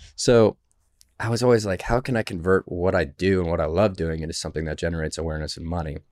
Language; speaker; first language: English; native; English